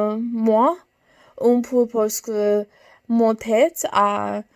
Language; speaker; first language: French; non-native, learner; English